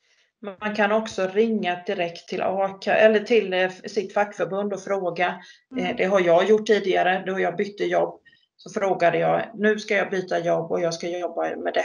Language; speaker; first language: Swedish; native; Swedish